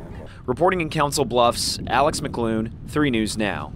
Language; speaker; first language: English; native; English